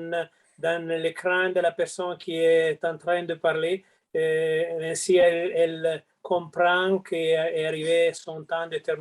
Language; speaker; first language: French; non-native, fluent; Italian